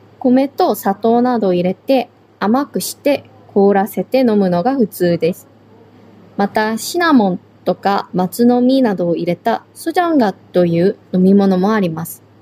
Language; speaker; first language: Japanese; non-native, fluent; Korean